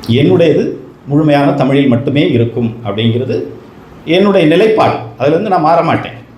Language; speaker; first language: Tamil; native; Tamil